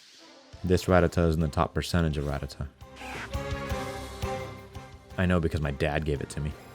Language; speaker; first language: English; native; English